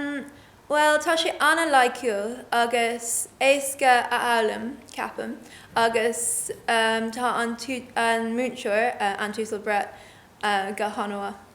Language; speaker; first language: Irish; non-native, learner; English